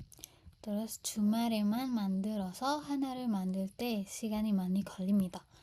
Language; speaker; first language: Korean; non-native, fluent; Indonesian